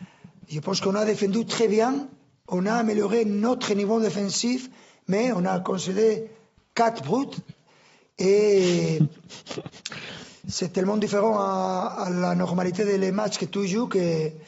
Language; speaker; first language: French; non-native, fluent; Spanish